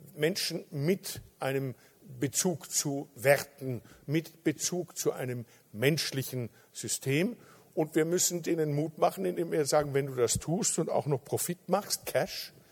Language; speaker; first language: German; native; German